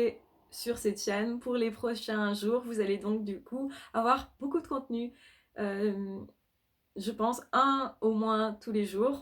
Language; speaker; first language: French; native; French